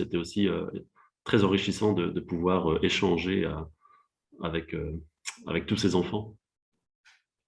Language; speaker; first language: French; native; French